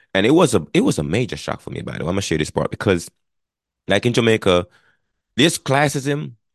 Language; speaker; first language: English; non-native, local second language; Jamaican Creole English